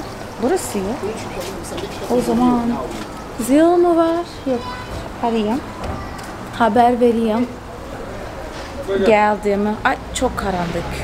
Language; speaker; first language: Turkish; non-native, fluent; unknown